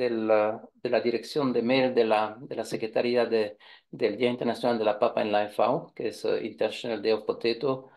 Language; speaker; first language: Spanish; non-native, fluent; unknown